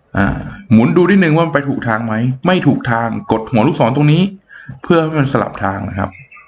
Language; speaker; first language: Thai; native; Thai